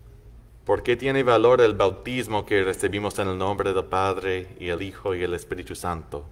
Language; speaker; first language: Spanish; non-native, fluent; English